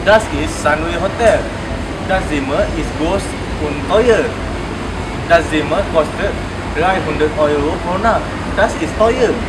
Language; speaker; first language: German; non-native, learner; Malay